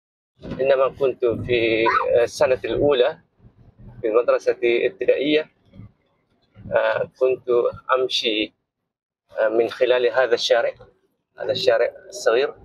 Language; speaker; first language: Arabic; non-native, fluent; Malay